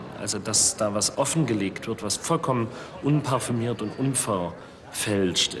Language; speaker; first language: German; native; German